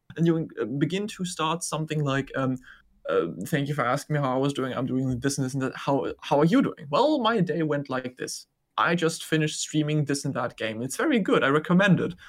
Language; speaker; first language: English; non-native, fluent; German